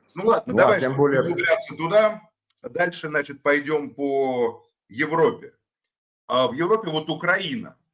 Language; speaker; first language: Russian; native; Russian